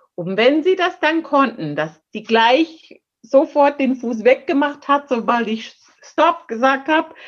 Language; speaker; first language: German; non-native, fluent; English